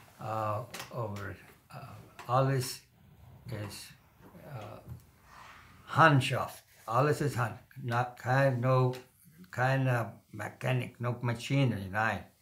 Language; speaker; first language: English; non-native, local second language; Swiss German